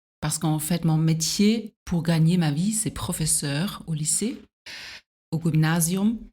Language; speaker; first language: French; non-native, fluent; German